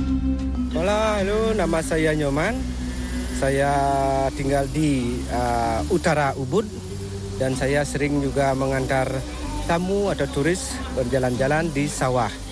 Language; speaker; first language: Indonesian; non-native, local second language; Balinese